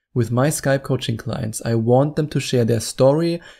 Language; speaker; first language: English; non-native, fluent; German